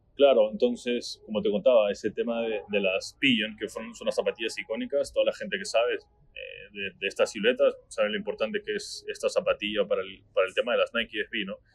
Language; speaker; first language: Spanish; native; Spanish